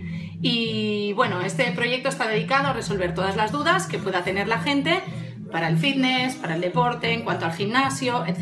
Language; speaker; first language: Spanish; native; Spanish